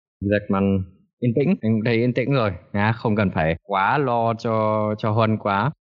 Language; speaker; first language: Vietnamese; early bilingual, heritage; Vietnamese